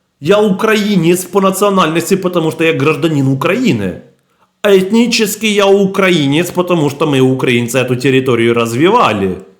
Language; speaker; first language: Russian; native; Russian